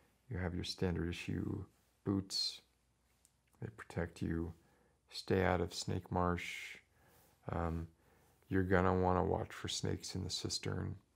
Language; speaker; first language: English; native; English